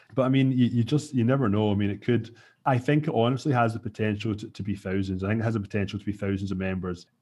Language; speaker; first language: English; native; English